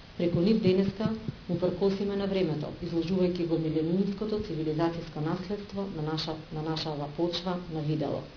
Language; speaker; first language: Macedonian; native; Macedonian